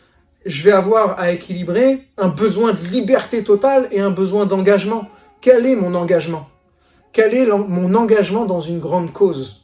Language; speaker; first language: French; native; French